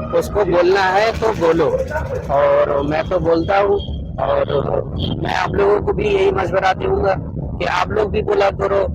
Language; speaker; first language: Hindi; native; Hindi